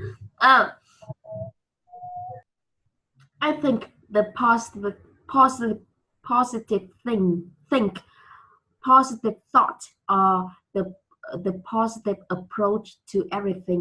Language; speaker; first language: English; non-native, learner; Vietnamese